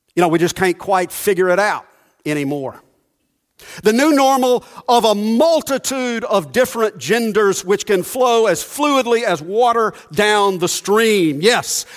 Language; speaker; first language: English; native; English